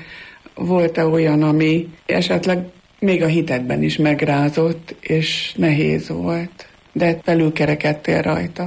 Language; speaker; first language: Hungarian; native; Hungarian